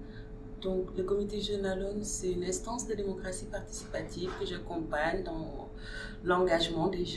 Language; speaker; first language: French; non-native, local second language; Wolof